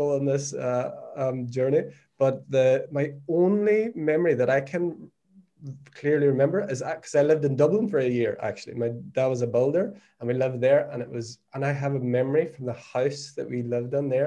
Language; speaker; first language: English; native; English